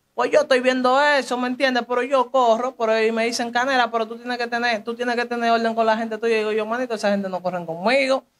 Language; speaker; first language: Spanish; native; Spanish